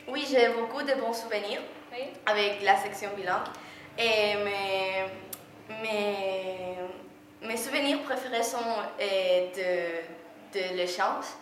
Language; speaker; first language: French; non-native, learner; Spanish